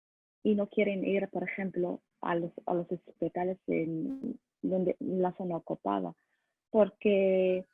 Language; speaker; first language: Spanish; non-native, learner; Arabic